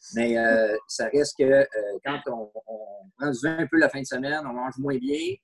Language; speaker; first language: French; native; French